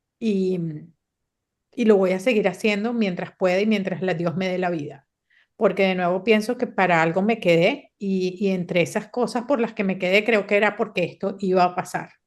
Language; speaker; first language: Spanish; native; Spanish